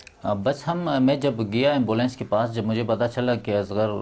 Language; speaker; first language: Urdu; native; Urdu